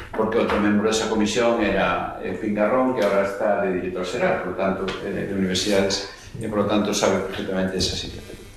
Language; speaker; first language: Spanish; native; Spanish